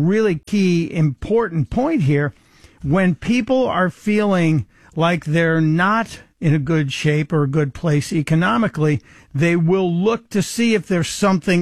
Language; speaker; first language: English; native; English